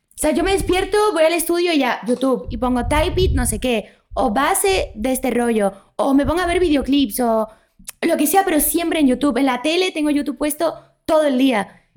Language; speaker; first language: Spanish; early bilingual, other home language; Polish